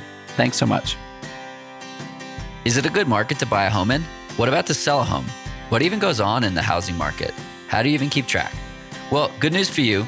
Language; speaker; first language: English; native; English